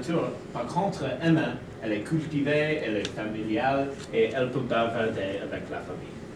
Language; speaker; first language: French; non-native, learner; English